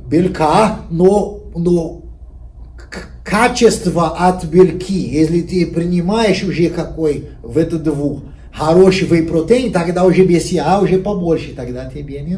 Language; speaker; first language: Russian; non-native, fluent; Portuguese